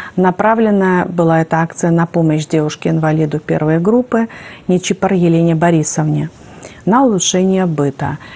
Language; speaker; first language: Russian; native; Russian